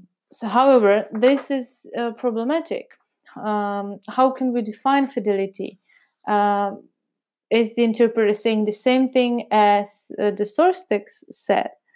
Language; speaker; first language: English; non-native, fluent; Czech